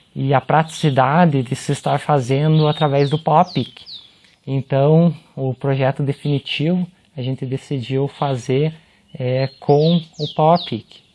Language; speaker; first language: Portuguese; native; Portuguese